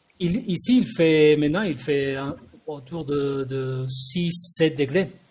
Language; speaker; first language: French; non-native, fluent; Spanish